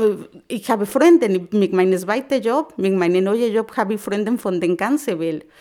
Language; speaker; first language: German; non-native, learner; Spanish